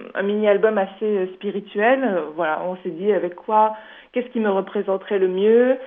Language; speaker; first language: French; native; French